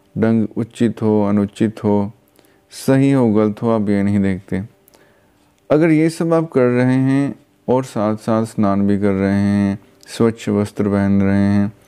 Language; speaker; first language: Hindi; non-native, local second language; Punjabi